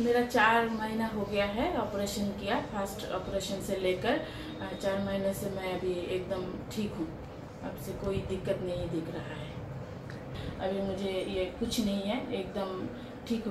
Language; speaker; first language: Hindi; non-native, local second language; Assamese